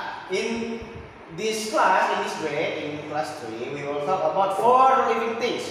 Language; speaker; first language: English; non-native, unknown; Indonesian